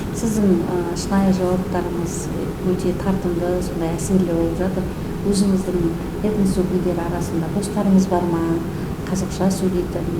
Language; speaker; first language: Kazakh; native; Kazakh